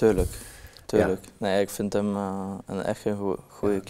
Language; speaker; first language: Dutch; non-native, learner; Norwegian